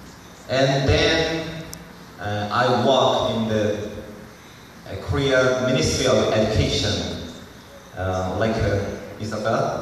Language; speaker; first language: English; non-native, learner; Korean